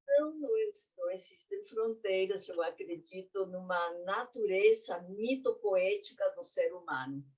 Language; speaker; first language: Portuguese; non-native, fluent; Spanish